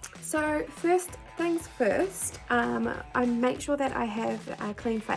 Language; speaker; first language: English; native; English